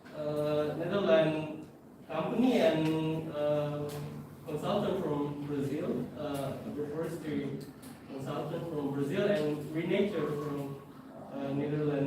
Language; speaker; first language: English; non-native, fluent; Indonesian